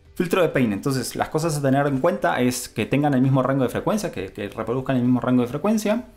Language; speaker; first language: Spanish; native; Spanish